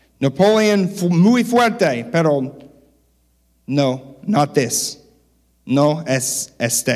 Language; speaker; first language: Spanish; non-native, learner; English